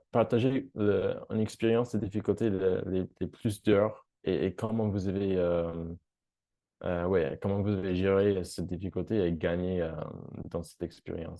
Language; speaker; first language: French; non-native, fluent; English